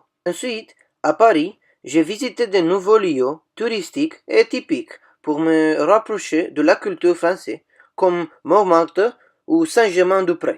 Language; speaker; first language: French; non-native, fluent; Romanian